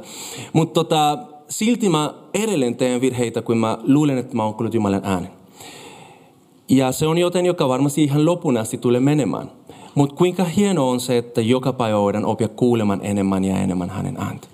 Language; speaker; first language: Finnish; non-native, fluent; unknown